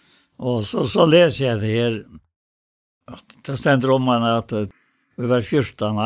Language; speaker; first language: Danish; non-native, local second language; Faroese